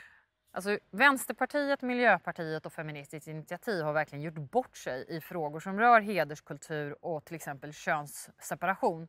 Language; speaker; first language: Swedish; native; Swedish